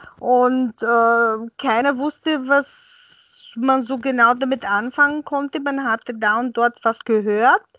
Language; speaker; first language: German; early bilingual, other home language; Bulgarian